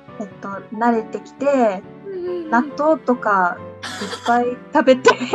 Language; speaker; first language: Japanese; non-native, fluent; English